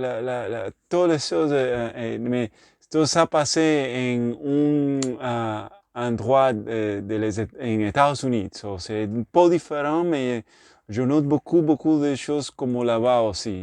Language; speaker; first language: French; non-native, learner; Spanish